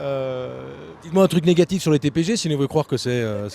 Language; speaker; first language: French; native; French